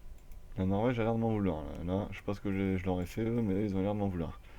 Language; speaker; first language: French; native; French